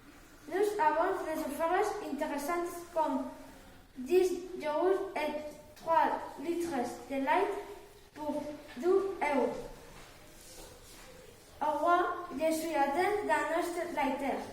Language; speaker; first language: French; non-native, learner; Spanish